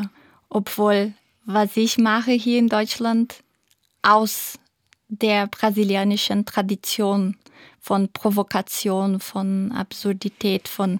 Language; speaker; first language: German; non-native, fluent; Portuguese